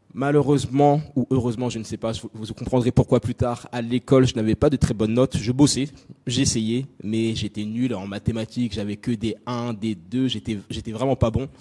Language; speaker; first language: French; native; French